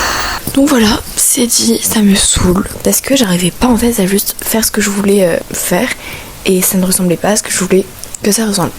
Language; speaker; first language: French; native; French